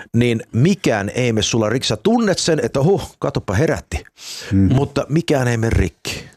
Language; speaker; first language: Finnish; early bilingual, heritage; Finnish